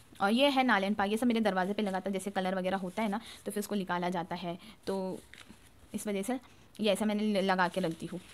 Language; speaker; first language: Urdu; native; Urdu